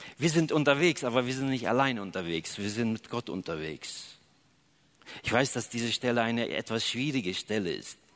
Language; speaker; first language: German; early bilingual, other home language; Russian